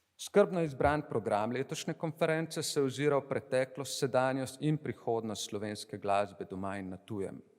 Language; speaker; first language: Slovenian; native; Slovenian